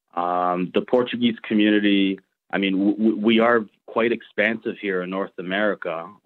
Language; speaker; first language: English; early bilingual, other home language; Portuguese